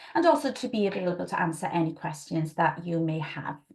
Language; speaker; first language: English; native; English